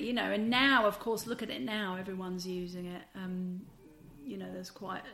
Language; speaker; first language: English; native; English